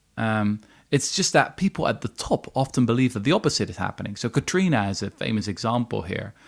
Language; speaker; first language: English; non-native, fluent; Dutch